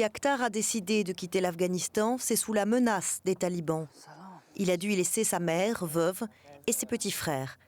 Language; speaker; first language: French; native; French